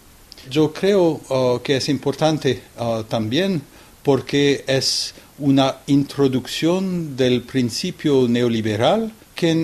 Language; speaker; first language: Spanish; non-native, fluent; French